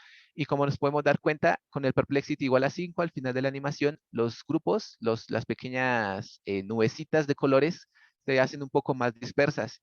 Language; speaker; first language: Spanish; native; Spanish